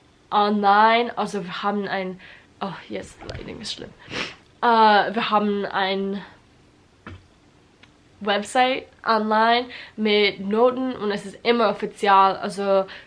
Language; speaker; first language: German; non-native, learner; English